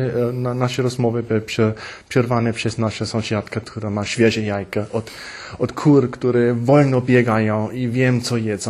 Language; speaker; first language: Polish; non-native, fluent; German